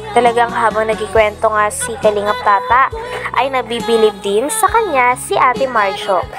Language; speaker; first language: Filipino; native; Filipino